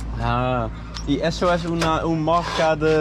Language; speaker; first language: Spanish; non-native, learner; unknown